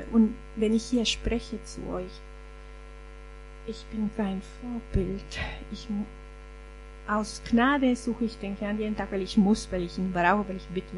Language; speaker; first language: German; non-native, fluent; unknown